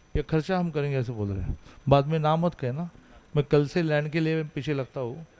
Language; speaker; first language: Hindi; non-native, local second language; Marathi